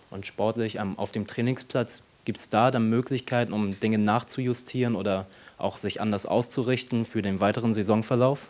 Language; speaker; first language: German; native; German